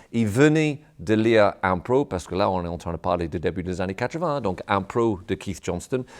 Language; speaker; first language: French; non-native, fluent; English